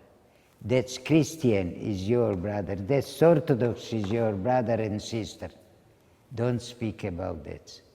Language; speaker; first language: English; non-native, learner; Ladino